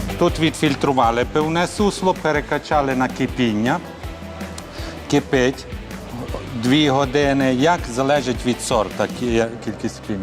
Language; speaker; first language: Ukrainian; native; Ukrainian